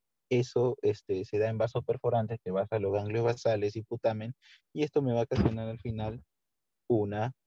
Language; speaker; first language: Spanish; native; Spanish